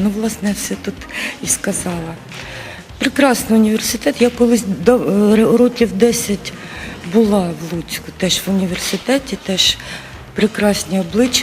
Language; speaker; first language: Ukrainian; native; Ukrainian